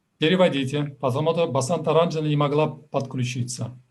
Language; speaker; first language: Russian; native; Russian